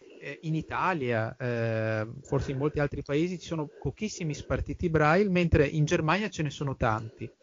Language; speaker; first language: Italian; native; Italian